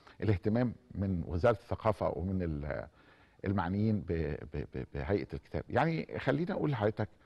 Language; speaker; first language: Arabic; native; Arabic